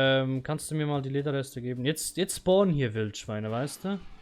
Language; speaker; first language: German; native; German